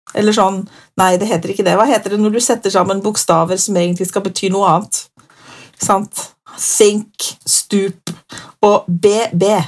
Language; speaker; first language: Norwegian; native; Norwegian